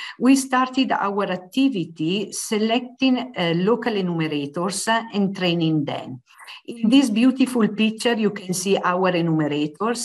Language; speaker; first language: English; non-native, fluent; Italian